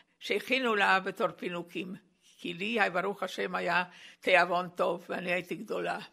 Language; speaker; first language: Hebrew; non-native, fluent; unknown